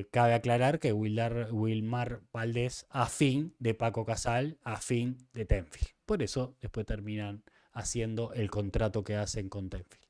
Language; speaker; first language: Spanish; native; Spanish